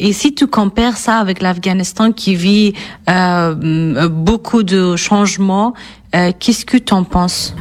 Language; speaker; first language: French; non-native, fluent; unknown